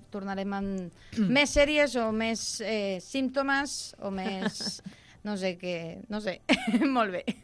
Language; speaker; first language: Catalan; non-native, local second language; Spanish